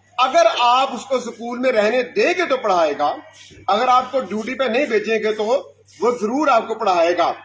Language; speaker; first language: Urdu; non-native, local second language; Punjabi